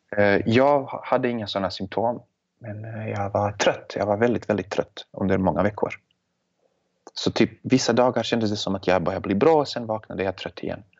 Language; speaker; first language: Swedish; non-native, fluent; Serbian